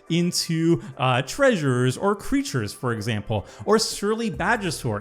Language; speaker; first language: English; native; English